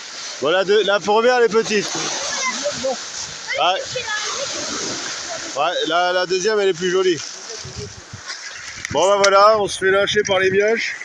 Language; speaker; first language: French; native; French